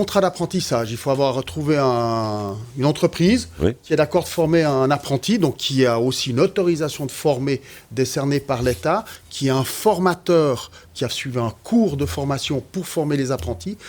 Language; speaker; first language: French; native; French